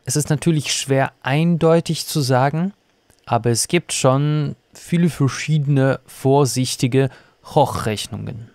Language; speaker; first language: German; non-native, fluent; Russian